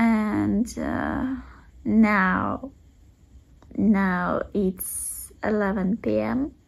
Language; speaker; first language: English; non-native, learner; Russian